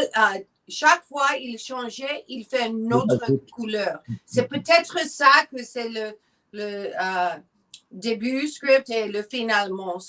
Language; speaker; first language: French; non-native, learner; English